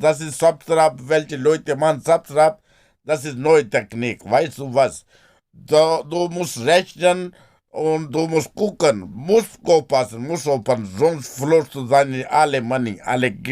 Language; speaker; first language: German; non-native, learner; Punjabi